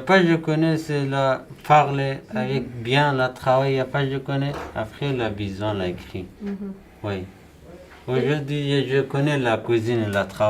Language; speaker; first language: French; non-native, learner; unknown